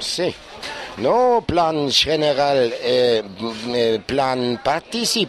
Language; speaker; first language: Spanish; non-native, learner; German